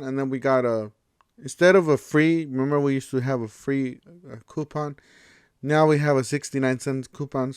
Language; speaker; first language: English; native; English